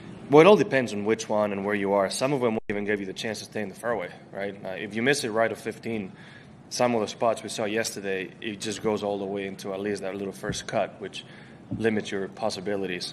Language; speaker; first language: English; non-native, fluent; Spanish